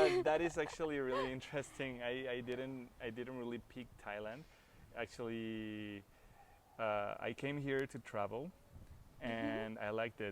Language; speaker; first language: English; non-native, fluent; Spanish